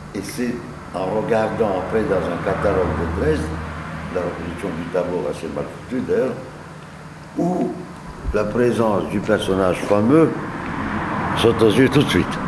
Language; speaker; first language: French; non-native, fluent; Serbian